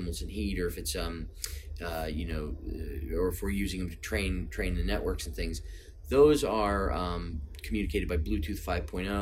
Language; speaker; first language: English; native; English